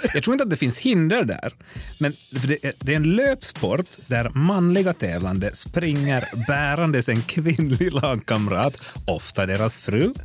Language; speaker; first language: Swedish; native; Swedish